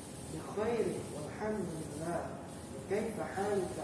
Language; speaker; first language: Arabic; non-native, learner; Indonesian